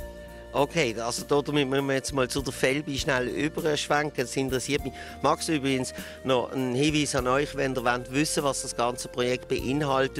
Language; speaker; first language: German; native; German